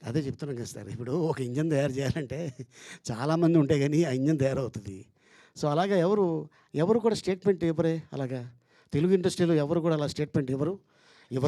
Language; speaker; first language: Telugu; native; Telugu